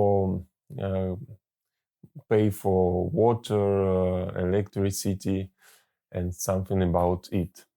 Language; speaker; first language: English; non-native, learner; Russian